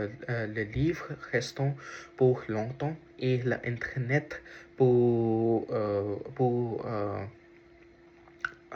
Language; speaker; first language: French; non-native, learner; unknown